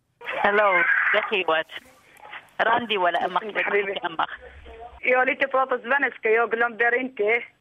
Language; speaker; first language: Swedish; non-native, learner; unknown